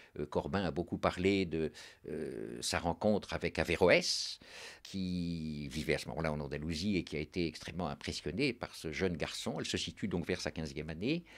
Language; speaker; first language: French; native; French